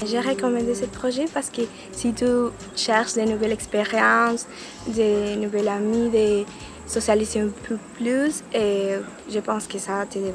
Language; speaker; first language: French; non-native, learner; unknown